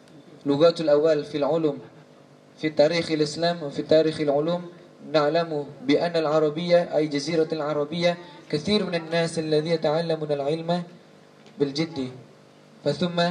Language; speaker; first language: Arabic; non-native, learner; Indonesian